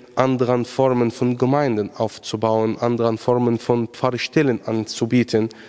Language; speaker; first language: German; non-native, fluent; Arabic